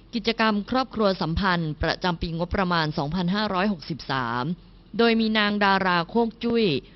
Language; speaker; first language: Thai; native; Thai